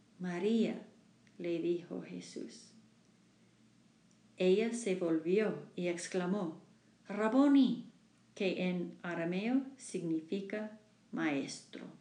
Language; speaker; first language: Spanish; non-native, learner; English